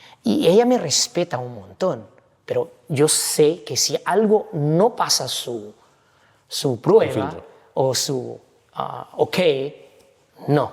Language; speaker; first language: Spanish; non-native, fluent; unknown